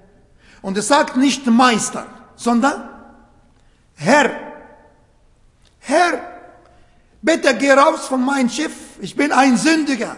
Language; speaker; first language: German; non-native, learner; Arabic